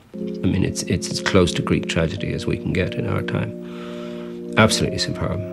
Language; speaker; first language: English; native; English